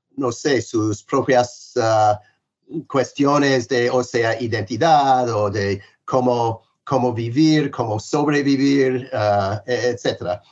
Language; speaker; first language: Spanish; non-native, fluent; English